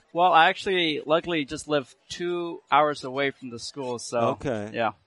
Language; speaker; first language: English; early bilingual, other home language; Burmese